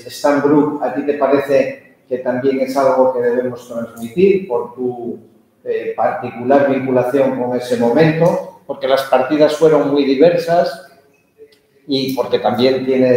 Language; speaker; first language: Spanish; early bilingual, heritage; Spanish